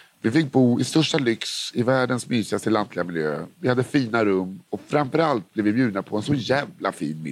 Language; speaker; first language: Swedish; native; Swedish